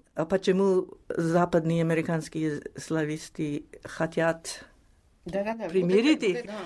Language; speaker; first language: Russian; non-native, fluent; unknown